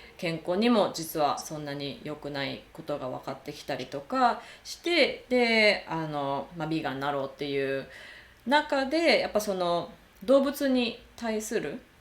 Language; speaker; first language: Japanese; native; Japanese